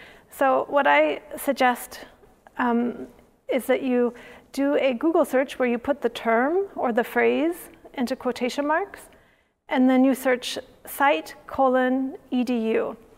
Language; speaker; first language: English; native; English